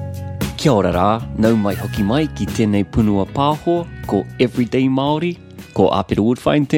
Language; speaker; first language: Māori; non-native, local second language; English